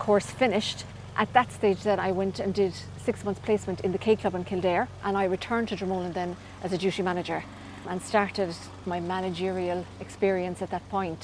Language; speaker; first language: English; native; English